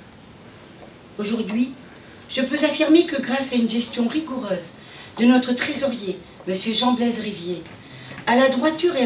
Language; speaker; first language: French; native; French